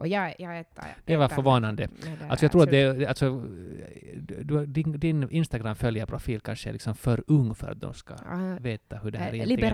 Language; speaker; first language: Swedish; native; Swedish